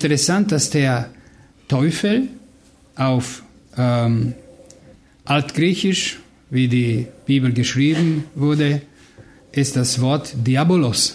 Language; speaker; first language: German; non-native, fluent; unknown